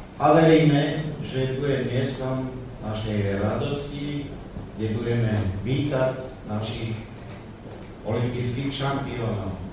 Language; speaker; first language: Slovak; native; Slovak